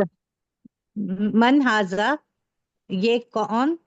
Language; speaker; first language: Hindi; native; Hindi